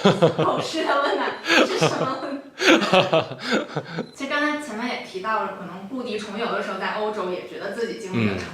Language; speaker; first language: Chinese; native; Chinese